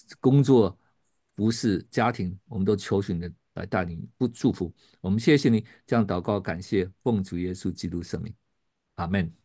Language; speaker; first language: Chinese; native; Chinese